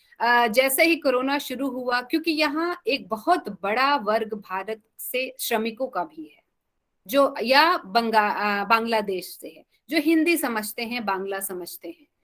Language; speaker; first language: Hindi; native; Hindi